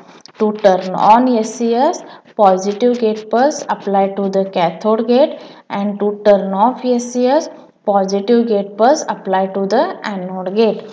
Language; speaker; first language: English; non-native, local second language; Marathi